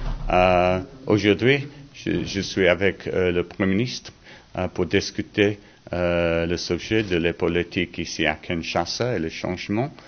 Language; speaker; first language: French; non-native, learner; English